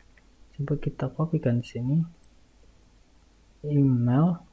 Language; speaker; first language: Indonesian; native; Indonesian